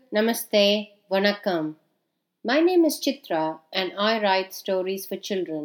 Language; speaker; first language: English; non-native, local second language; Tamil